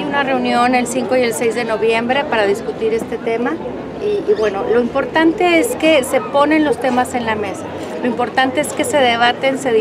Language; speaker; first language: Spanish; native; Spanish